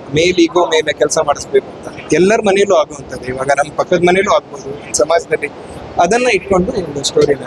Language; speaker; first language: Kannada; non-native, local second language; Konkani